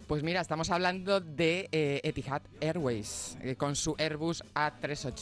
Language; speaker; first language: Spanish; native; Spanish